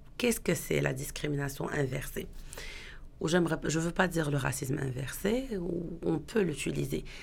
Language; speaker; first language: French; non-native, local second language; Arabic